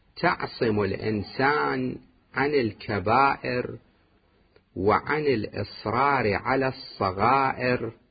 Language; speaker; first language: Arabic; native; Arabic